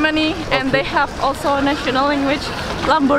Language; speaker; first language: English; non-native, learner; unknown